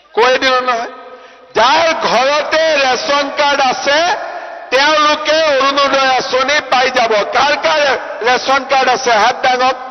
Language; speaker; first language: Assamese; native; Assamese